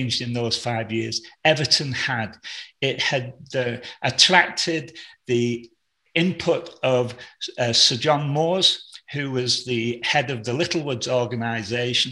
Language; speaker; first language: English; native; English